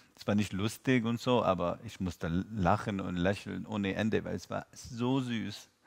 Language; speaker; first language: German; non-native, fluent; English